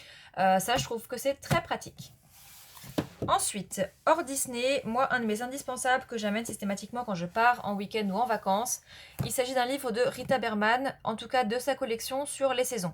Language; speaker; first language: French; native; French